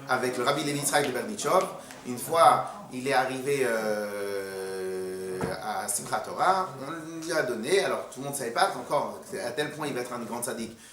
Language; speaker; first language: French; native; French